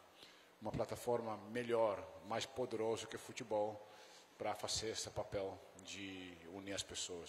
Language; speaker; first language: Portuguese; non-native, fluent; Dutch